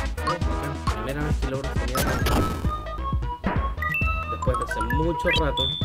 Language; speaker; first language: Spanish; native; Spanish